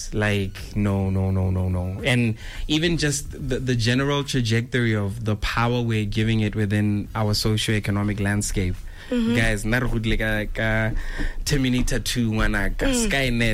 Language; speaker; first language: English; non-native, local second language; Tswana